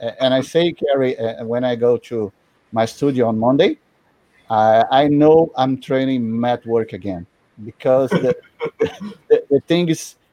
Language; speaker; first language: English; non-native, learner; Portuguese